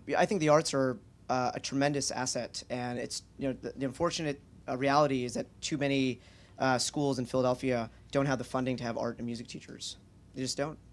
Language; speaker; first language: English; native; English